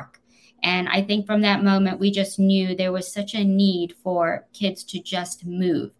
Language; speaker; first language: English; native; English